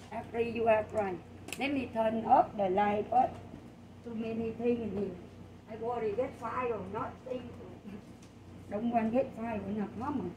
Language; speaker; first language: English; non-native, learner; Vietnamese